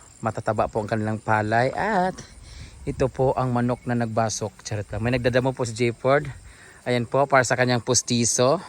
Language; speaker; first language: Filipino; non-native, local second language; Cebuano